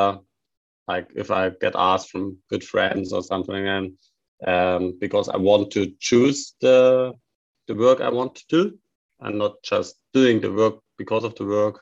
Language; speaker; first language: English; non-native, fluent; German